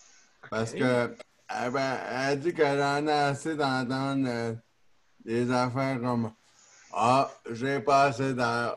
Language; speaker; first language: French; native; French